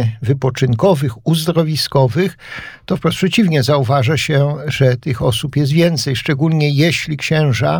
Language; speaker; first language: Polish; native; Polish